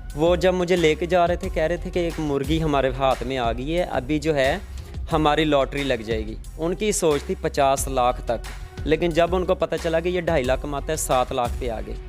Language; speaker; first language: Urdu; non-native, local second language; Punjabi